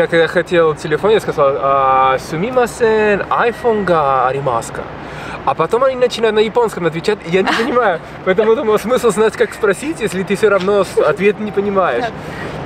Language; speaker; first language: Russian; non-native, fluent; Spanish